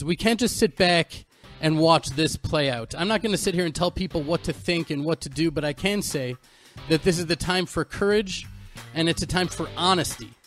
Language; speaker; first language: English; native; English